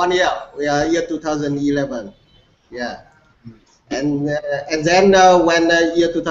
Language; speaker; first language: English; non-native, learner; Vietnamese